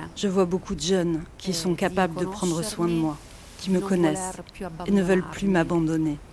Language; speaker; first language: French; non-native, fluent; Italian